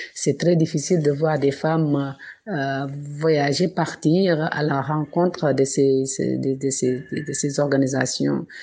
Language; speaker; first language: French; non-native, local second language; Wolof